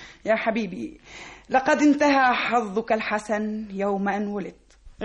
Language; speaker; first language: Arabic; native; Arabic